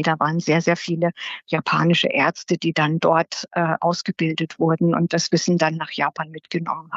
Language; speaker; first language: German; native; German